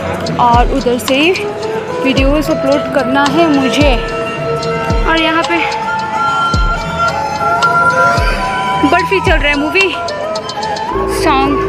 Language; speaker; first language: Hindi; non-native, local second language; Nepali